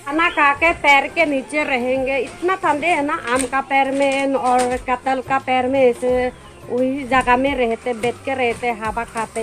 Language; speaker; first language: Hindi; non-native, local second language; Chakma